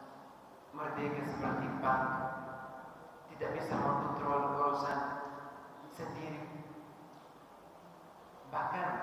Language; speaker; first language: Indonesian; non-native, fluent; Arabic